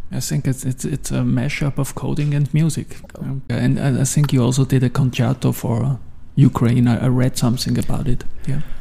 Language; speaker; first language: English; non-native, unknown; German